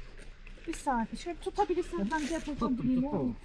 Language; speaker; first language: Turkish; native; Turkish